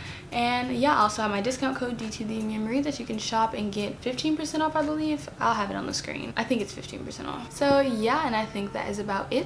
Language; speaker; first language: English; native; English